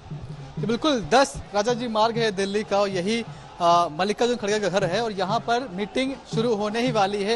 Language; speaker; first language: Hindi; native; Hindi